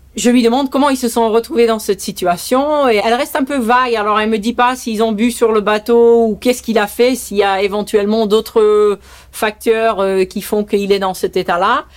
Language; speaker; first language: French; early bilingual, other home language; Dutch